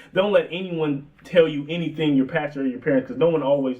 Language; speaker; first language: English; native; English